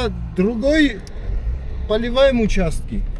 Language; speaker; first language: Russian; non-native, fluent; Armenian